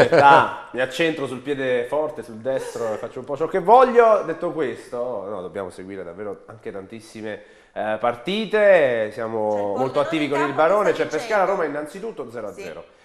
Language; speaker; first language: Italian; native; Italian